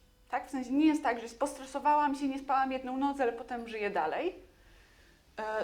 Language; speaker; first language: Polish; native; Polish